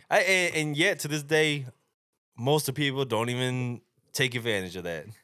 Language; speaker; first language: English; native; English